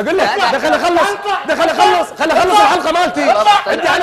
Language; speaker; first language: Arabic; native; Arabic